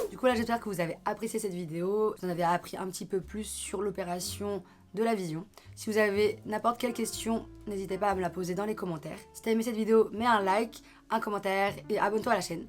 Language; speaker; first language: French; native; French